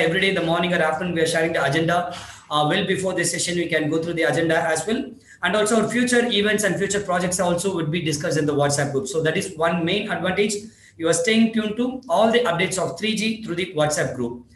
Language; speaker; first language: English; non-native, local second language; Tamil